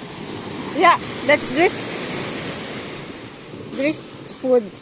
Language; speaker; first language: English; non-native, local second language; Filipino